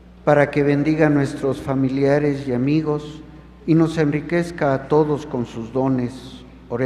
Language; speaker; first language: Spanish; native; Spanish